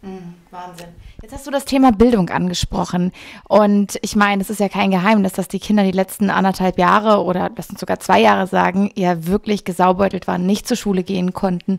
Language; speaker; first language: German; native; German